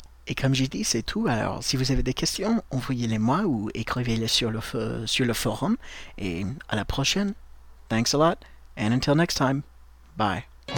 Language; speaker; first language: French; non-native, fluent; English